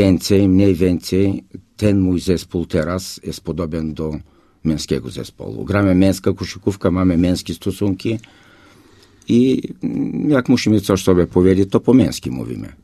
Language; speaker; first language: Polish; non-native, fluent; Bulgarian